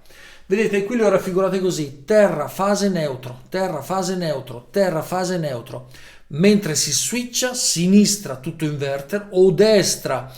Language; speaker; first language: Italian; native; Italian